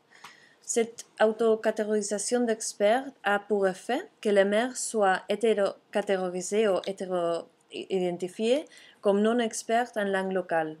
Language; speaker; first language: French; non-native, fluent; Catalan